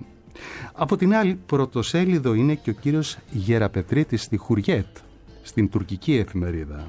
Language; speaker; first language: Greek; native; Greek